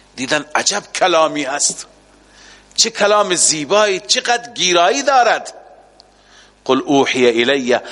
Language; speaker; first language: Persian; native; Persian